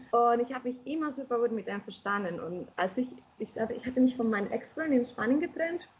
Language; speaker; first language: German; non-native, fluent; Spanish